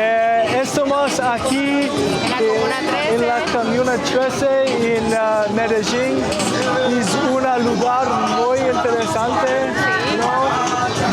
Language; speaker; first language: Spanish; non-native, learner; English